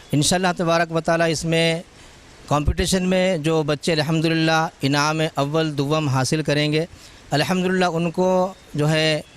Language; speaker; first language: Urdu; native; Urdu